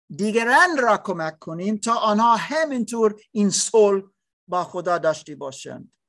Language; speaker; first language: Persian; non-native, learner; English